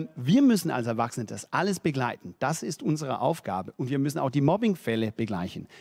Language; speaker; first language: German; non-native, fluent; Danish